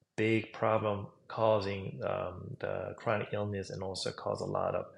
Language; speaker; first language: English; non-native, fluent; Korean